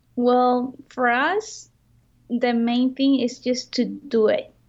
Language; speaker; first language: English; non-native, fluent; Spanish